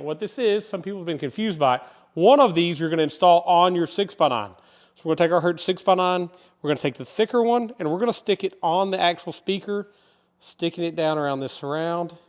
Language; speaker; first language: English; native; English